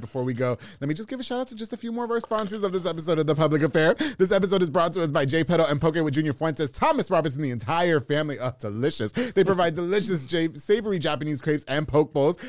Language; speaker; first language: English; native; English